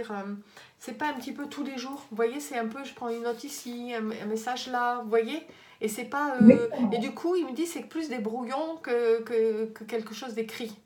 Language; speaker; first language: French; native; French